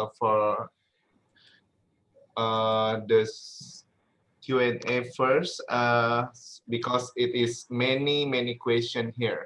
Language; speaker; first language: English; non-native, learner; Indonesian